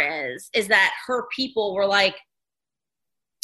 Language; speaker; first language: English; native; English